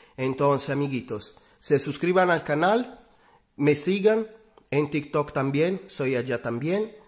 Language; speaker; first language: Spanish; non-native, fluent; Italian